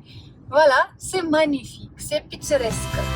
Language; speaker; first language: French; non-native, fluent; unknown